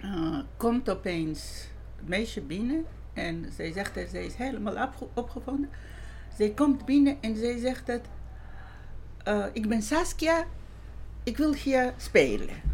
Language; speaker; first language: Dutch; non-native, fluent; Georgian